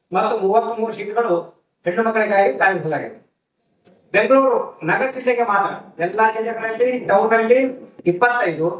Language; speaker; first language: Kannada; native; Kannada